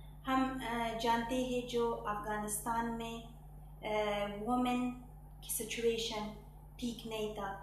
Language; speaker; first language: Hindi; non-native, fluent; Persian